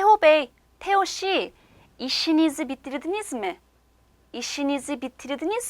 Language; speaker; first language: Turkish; non-native, fluent; Korean